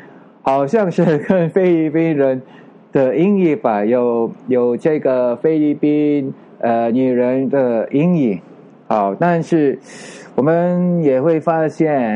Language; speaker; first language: Chinese; non-native, learner; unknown